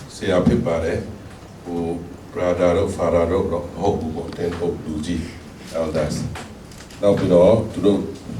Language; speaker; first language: Burmese; non-native, local second language; Tedim Chin